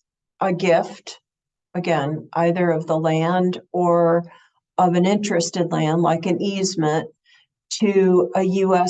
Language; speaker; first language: English; native; English